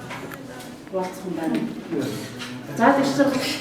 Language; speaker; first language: Mongolian; native; Mongolian